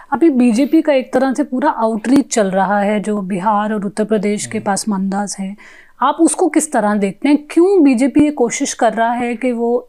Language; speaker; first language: Hindi; native; Hindi